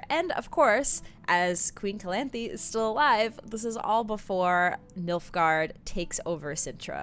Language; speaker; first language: English; native; English